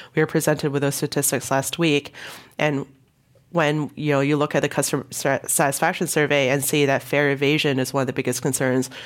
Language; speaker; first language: English; non-native, local second language; Cantonese